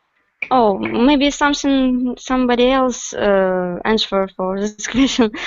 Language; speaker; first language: English; non-native, learner; Russian